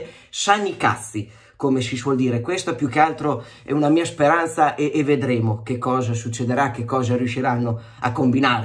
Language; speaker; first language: Italian; native; Italian